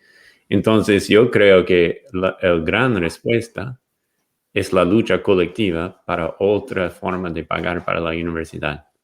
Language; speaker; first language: Spanish; non-native, fluent; English